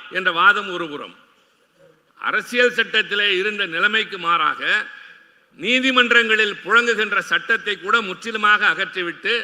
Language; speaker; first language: Tamil; native; Tamil